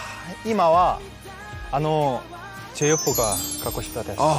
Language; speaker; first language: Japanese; non-native, learner; Korean